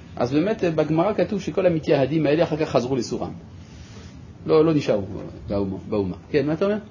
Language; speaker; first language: Hebrew; non-native, fluent; French